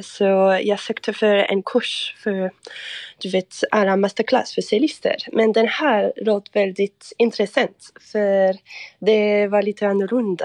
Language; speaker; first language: Swedish; non-native, fluent; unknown